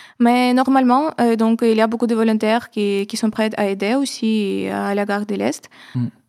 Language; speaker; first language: French; non-native, fluent; Ukrainian